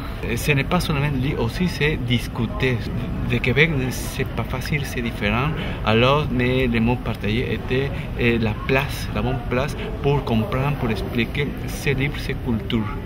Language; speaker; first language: French; non-native, learner; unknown